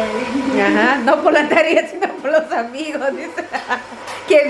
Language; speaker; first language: Spanish; native; Spanish